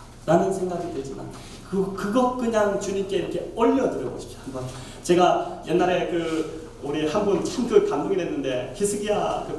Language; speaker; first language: Korean; native; Korean